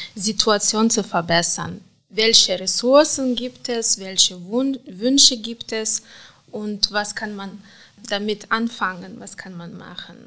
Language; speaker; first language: German; non-native, fluent; Romanian